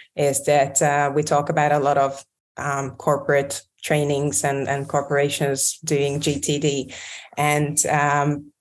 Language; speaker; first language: English; non-native, fluent; Hungarian